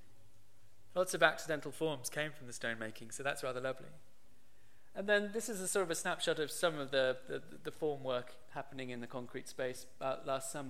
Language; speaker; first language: English; native; English